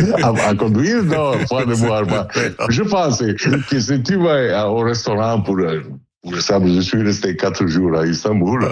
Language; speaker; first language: French; non-native, learner; Italian